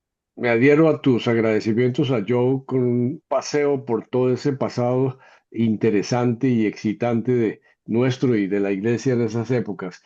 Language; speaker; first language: Spanish; native; Spanish